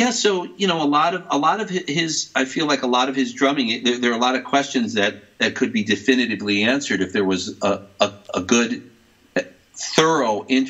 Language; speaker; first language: English; native; English